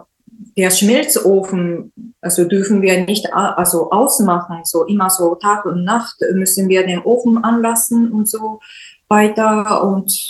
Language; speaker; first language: German; non-native, learner; Japanese